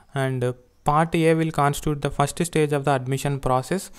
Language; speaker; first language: English; non-native, local second language; Telugu